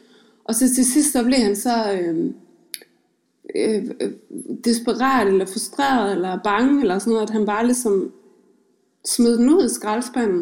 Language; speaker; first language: Danish; native; Danish